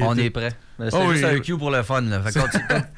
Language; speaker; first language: French; native; French